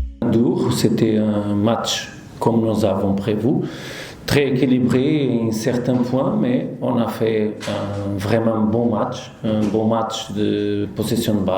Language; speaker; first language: French; non-native, learner; Portuguese